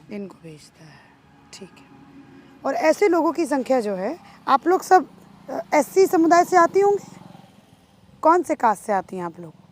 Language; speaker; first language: Hindi; native; Hindi